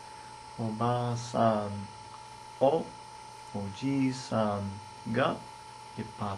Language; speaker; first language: Japanese; non-native, learner; English